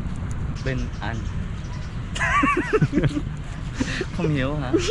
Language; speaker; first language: Vietnamese; non-native, learner; Korean